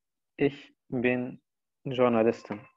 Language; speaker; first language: German; non-native, fluent; Spanish